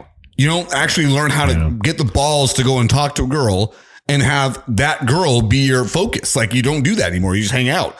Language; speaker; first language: English; native; English